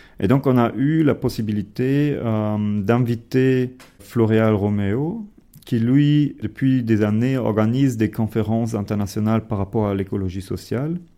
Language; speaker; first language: French; non-native, fluent; German